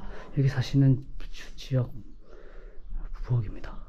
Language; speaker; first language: Korean; native; Korean